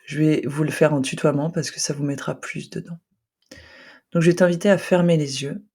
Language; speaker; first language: French; native; French